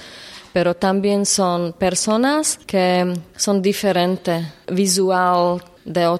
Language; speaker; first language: Spanish; non-native, learner; Slovak